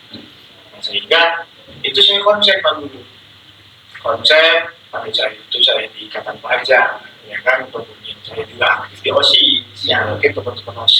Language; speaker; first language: Indonesian; native; Indonesian